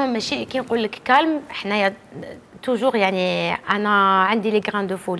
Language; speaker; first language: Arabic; native; Arabic